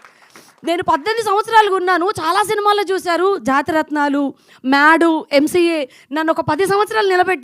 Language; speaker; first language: Telugu; native; Telugu